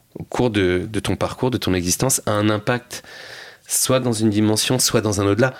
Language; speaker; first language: French; native; French